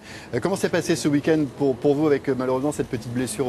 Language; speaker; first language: French; native; French